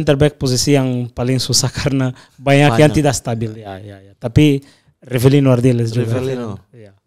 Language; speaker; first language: Indonesian; non-native, fluent; Portuguese